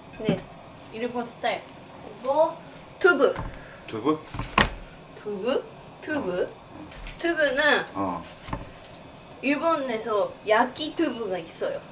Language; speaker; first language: Korean; non-native, learner; Japanese